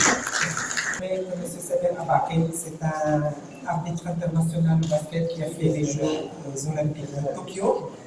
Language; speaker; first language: French; non-native, local second language; Arabic